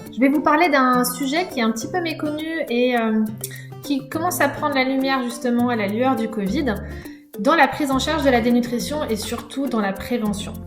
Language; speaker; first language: French; native; French